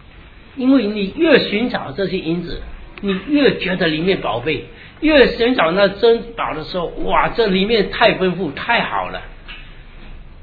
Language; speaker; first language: Chinese; native; Chinese